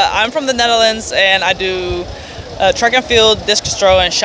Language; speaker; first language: English; non-native, fluent; Dutch